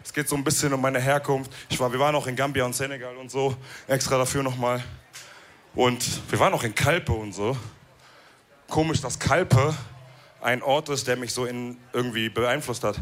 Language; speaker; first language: German; early bilingual, other home language; Wolof